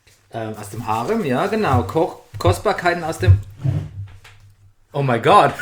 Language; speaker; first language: German; native; German